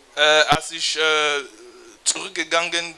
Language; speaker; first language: German; non-native, learner; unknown